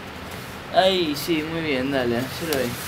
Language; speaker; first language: Spanish; native; Spanish